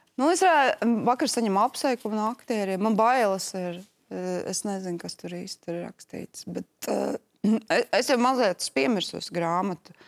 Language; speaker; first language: Latvian; native; Latvian